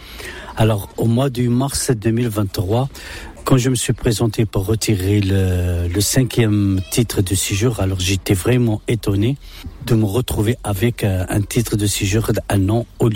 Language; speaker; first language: French; non-native, local second language; Arabic